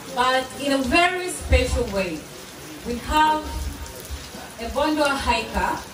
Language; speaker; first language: English; non-native, local second language; Swahili